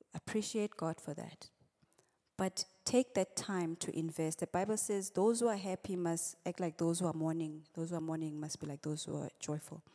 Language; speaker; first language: English; non-native, local second language; Swati